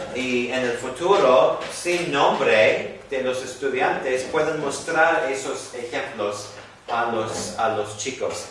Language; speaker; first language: Spanish; non-native, fluent; English